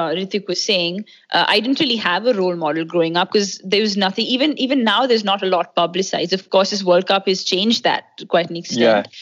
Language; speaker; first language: English; non-native, local second language; Hindi